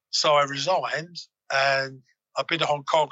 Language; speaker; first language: English; native; English